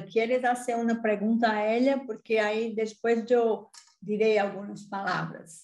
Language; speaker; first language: Spanish; non-native, learner; Portuguese